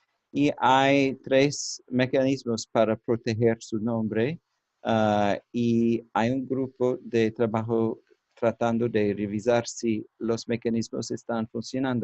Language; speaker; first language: Spanish; non-native, learner; English